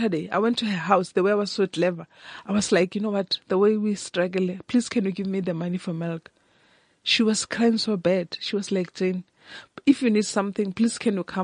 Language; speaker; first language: English; non-native, local second language; Northern Sotho